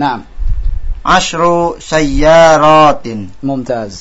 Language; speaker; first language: Arabic; non-native, learner; Indonesian